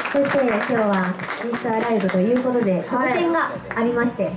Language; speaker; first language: Japanese; native; Japanese